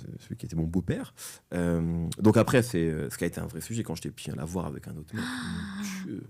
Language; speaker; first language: French; native; French